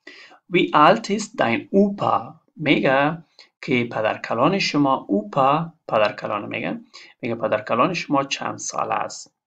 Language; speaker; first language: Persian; non-native, local second language; Pashto